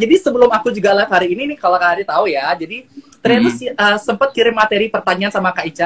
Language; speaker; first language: Indonesian; native; Indonesian